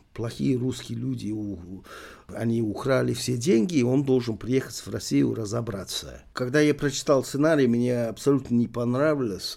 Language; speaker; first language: Russian; non-native, fluent; English